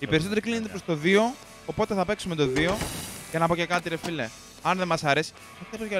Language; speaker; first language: Greek; native; Greek